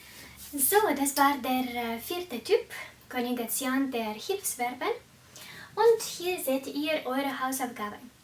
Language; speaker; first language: German; non-native, fluent; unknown